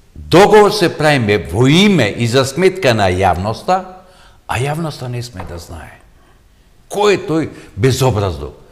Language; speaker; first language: Macedonian; native; Macedonian